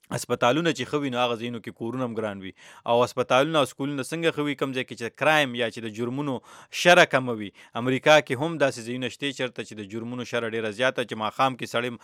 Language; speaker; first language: Pashto; native; Pashto